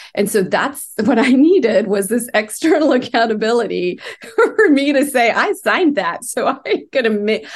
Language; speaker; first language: English; early bilingual, other home language; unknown